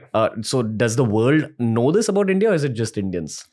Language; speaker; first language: English; non-native, local second language; Hindi